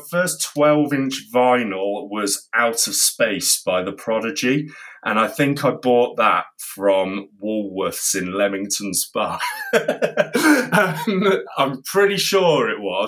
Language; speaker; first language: English; native; English